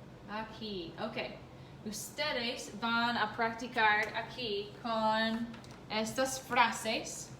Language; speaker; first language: Spanish; non-native, fluent; English